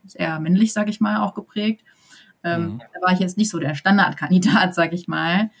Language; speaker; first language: German; native; German